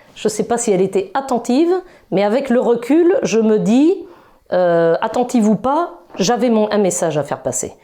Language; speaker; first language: French; native; French